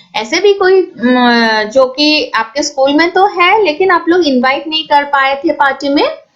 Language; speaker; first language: Hindi; non-native, local second language; Assamese